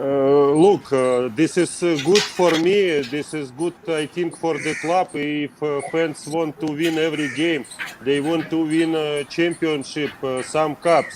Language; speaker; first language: English; non-native, learner; Russian